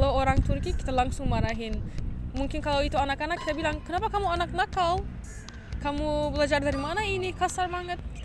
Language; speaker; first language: Indonesian; non-native, fluent; Turkish